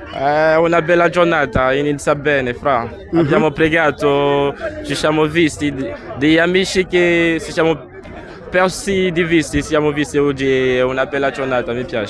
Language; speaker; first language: Italian; non-native, learner; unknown